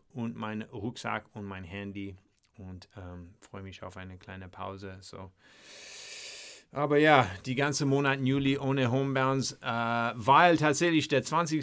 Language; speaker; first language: German; non-native, learner; English